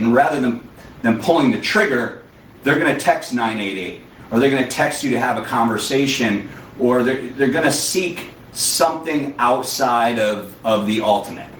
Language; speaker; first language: English; native; English